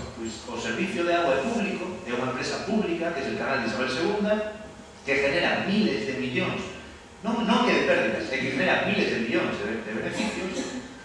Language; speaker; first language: Galician; non-native, local second language; Spanish